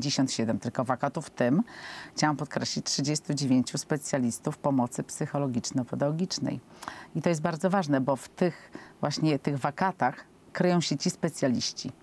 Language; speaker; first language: Polish; native; Polish